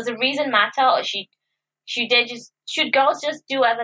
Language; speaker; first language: English; non-native, local second language; Yoruba